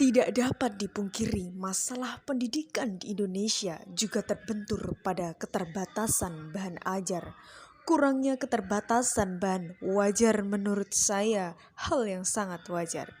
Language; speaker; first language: Indonesian; native; Indonesian